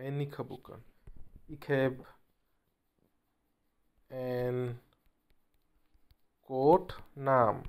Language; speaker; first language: Dutch; non-native, learner; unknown